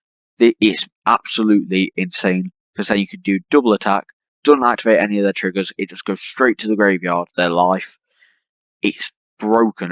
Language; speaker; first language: English; native; English